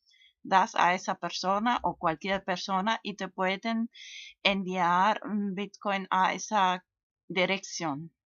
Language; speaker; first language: Spanish; non-native, learner; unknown